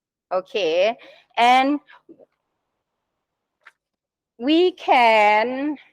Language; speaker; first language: English; non-native, learner; Thai